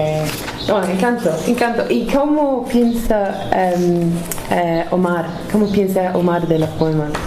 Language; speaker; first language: Spanish; non-native, learner; English